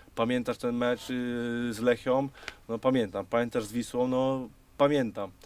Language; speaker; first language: Polish; native; Polish